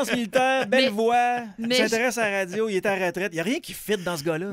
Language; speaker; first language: French; native; French